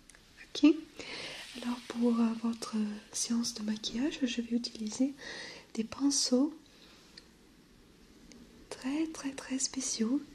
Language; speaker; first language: French; non-native, fluent; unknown